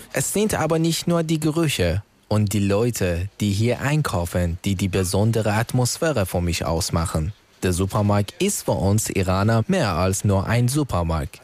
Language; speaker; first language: German; non-native, fluent; Persian